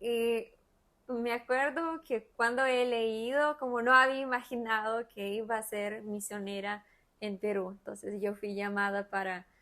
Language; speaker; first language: Spanish; non-native, fluent; Portuguese